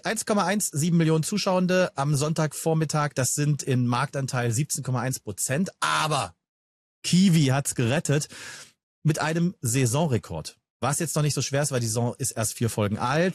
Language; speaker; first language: German; native; German